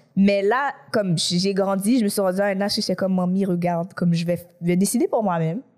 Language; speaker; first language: French; native; French